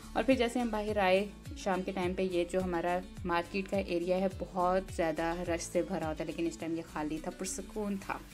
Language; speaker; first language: Urdu; native; Urdu